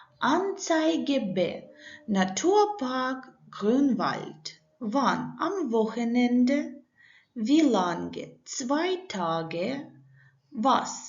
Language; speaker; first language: German; non-native, fluent; Ukrainian